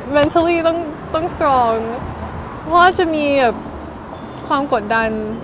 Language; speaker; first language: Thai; early bilingual, heritage; Thai